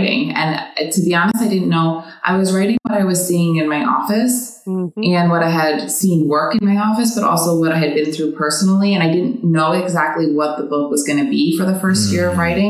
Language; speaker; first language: English; native; English